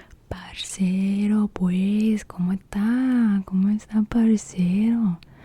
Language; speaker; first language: Spanish; early bilingual, heritage; Spanish